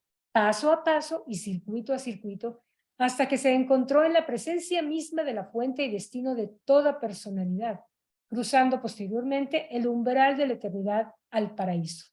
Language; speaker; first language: Spanish; native; Spanish